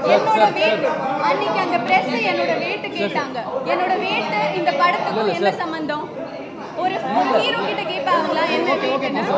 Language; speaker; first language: Tamil; non-native, local second language; Malayalam